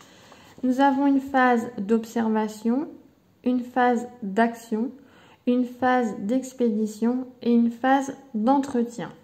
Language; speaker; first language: French; native; French